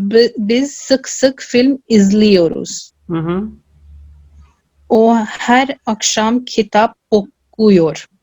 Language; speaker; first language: Turkish; non-native, learner; Urdu